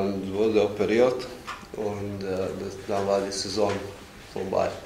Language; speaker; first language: German; non-native, fluent; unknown